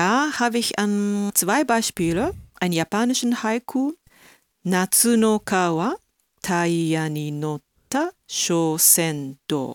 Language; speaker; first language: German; non-native, fluent; Japanese